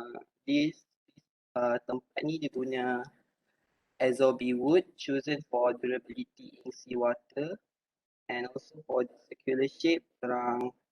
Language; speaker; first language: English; non-native, local second language; Malay